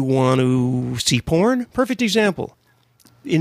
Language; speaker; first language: English; native; English